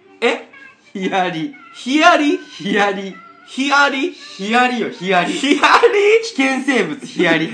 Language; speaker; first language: Japanese; native; Japanese